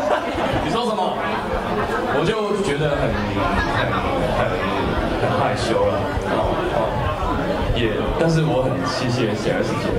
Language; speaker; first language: Chinese; early bilingual, heritage; Chinese